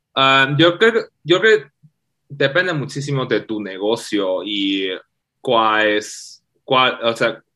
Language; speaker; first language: Spanish; non-native, fluent; Chinese